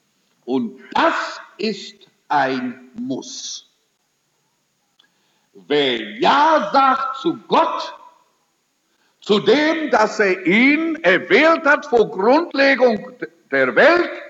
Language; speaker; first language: German; early bilingual, heritage; German